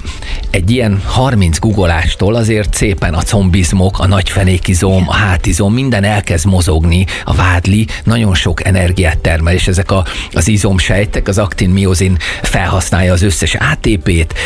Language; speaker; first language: Hungarian; native; Hungarian